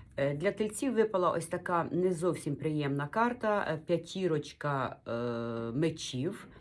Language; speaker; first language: Ukrainian; non-native, local second language; Russian